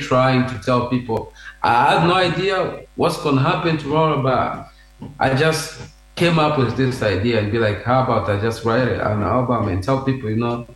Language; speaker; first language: English; non-native, fluent; Swahili